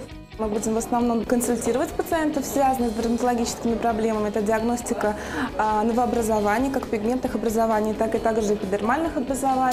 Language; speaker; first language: Russian; native; Russian